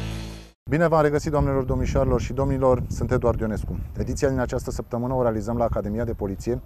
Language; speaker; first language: Romanian; native; Romanian